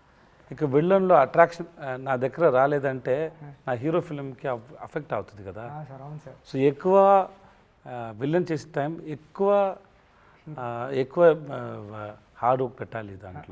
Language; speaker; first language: Telugu; non-native, learner; Tamil